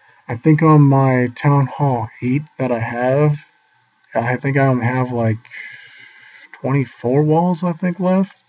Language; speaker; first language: English; native; English